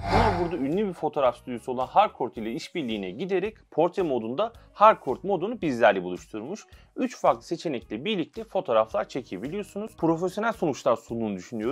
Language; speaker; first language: Turkish; native; Turkish